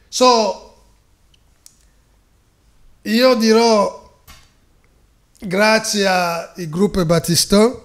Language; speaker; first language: Italian; non-native, fluent; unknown